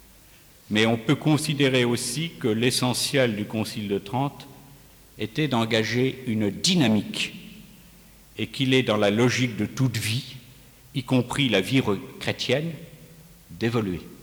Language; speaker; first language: French; native; French